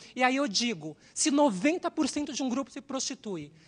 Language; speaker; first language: Portuguese; native; Portuguese